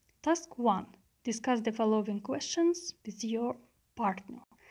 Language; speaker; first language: English; non-native, fluent; Azerbaijani